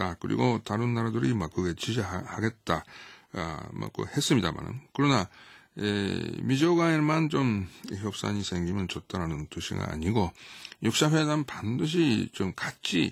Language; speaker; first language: Korean; non-native, fluent; Japanese